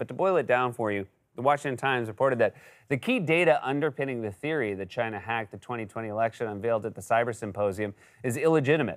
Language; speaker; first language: English; native; English